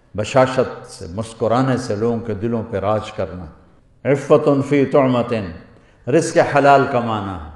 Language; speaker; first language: Urdu; non-native, local second language; Punjabi